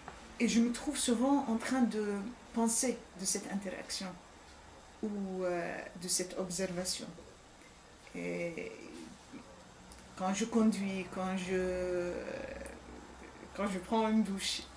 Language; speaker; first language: French; non-native, fluent; Arabic